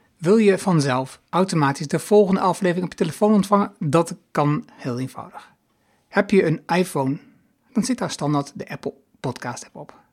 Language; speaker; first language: Dutch; native; Dutch